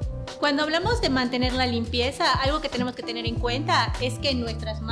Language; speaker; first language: Spanish; native; Spanish